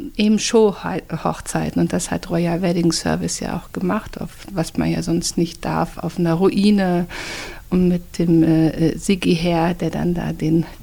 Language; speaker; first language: German; native; German